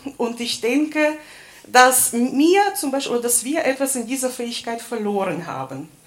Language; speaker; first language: German; non-native, fluent; Russian